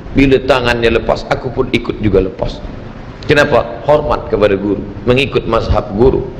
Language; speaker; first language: Malay; native; Malay